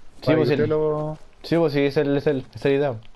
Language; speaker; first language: Spanish; native; Spanish